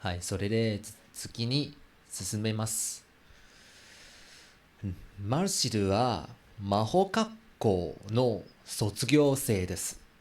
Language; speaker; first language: Japanese; non-native, learner; Chinese